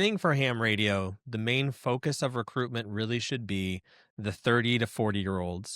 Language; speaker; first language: English; native; English